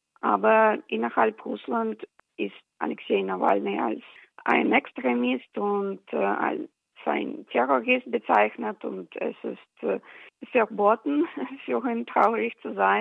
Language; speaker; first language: German; non-native, fluent; Russian